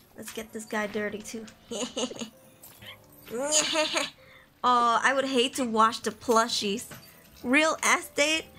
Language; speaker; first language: English; non-native, local second language; Min Nan Chinese